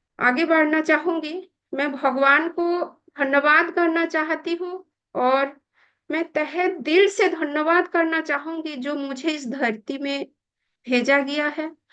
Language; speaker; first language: Hindi; non-native, local second language; Bangla